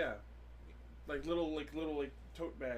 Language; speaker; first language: English; native; English